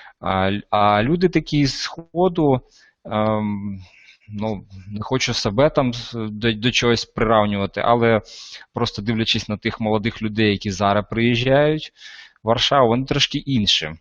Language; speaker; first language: Ukrainian; non-native, local second language; Russian